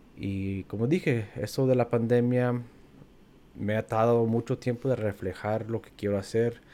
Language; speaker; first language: Spanish; early bilingual, heritage; Spanish